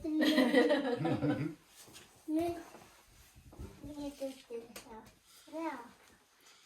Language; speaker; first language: Danish; early bilingual, other home language; Vietnamese